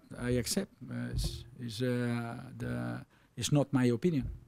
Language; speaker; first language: English; non-native, learner; Spanish